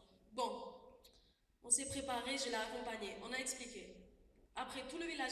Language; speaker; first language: French; non-native, local second language; Wolof